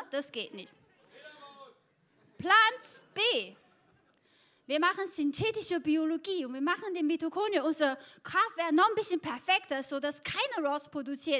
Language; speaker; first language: German; non-native, fluent; Chinese